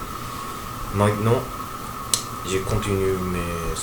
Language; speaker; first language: French; non-native, learner; Spanish